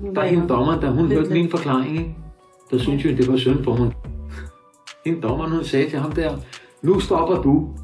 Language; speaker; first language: Danish; early bilingual, other home language; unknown